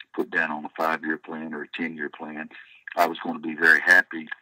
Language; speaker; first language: English; native; English